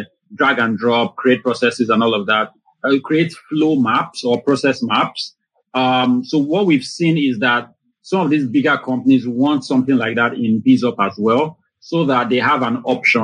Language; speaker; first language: English; non-native, local second language; Yoruba